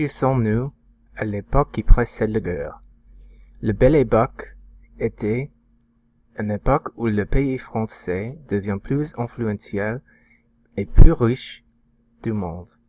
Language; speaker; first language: French; non-native, learner; English